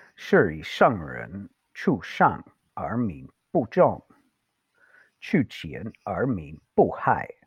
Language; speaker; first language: Chinese; non-native, learner; English